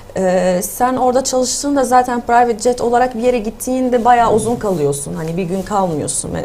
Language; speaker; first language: Turkish; non-native, fluent; Arabic